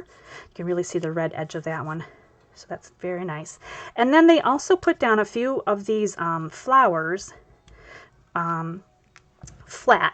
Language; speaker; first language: English; native; English